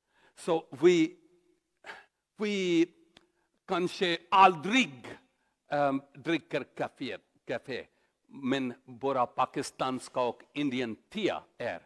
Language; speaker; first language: Swedish; non-native, learner; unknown